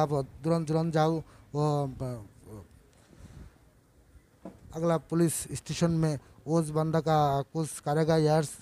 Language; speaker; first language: Hindi; non-native, learner; Bangla